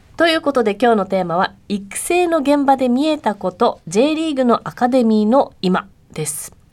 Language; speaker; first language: Japanese; native; Japanese